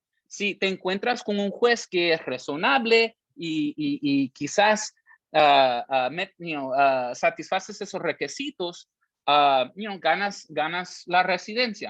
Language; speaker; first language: Spanish; early bilingual, heritage; Spanish